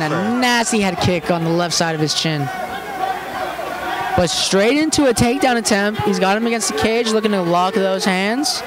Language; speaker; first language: English; native; English